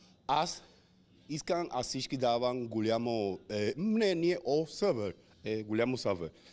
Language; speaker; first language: Bulgarian; non-native, learner; Spanish